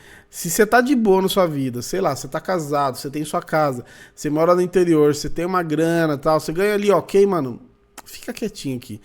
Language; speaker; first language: Portuguese; native; Portuguese